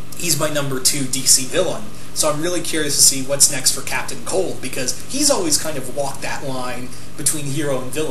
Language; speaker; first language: English; native; English